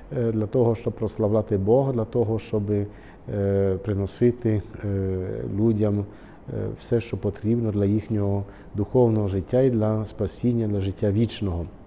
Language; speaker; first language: Ukrainian; early bilingual, heritage; Ukrainian